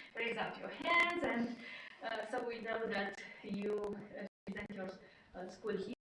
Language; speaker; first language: English; non-native, fluent; Romanian